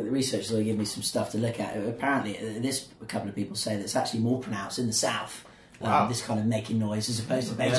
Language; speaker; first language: English; native; English